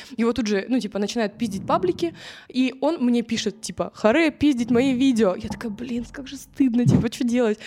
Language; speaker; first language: Russian; native; Russian